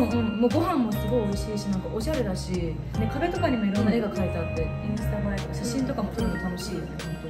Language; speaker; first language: Japanese; native; Japanese